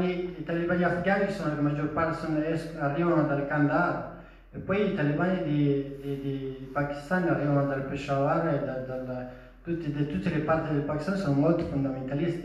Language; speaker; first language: Italian; non-native, fluent; Persian